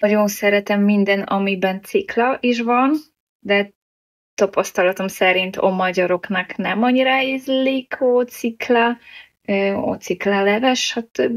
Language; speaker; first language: Hungarian; non-native, learner; Polish